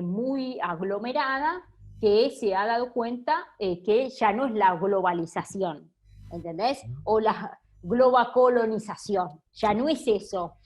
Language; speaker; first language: Spanish; native; Spanish